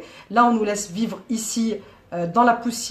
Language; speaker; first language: French; native; French